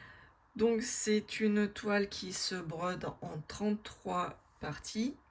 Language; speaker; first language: French; native; French